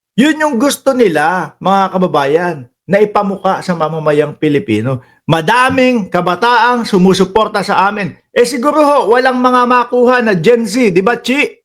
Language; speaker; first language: Filipino; native; Filipino